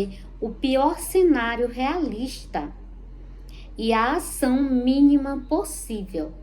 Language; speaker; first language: Portuguese; native; Portuguese